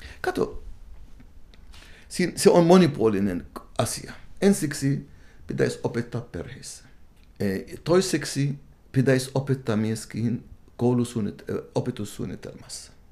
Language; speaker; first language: Finnish; non-native, fluent; Arabic